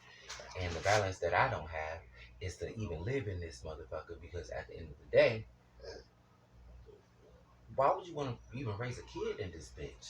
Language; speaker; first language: English; native; English